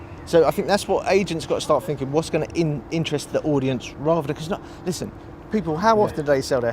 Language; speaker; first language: English; native; English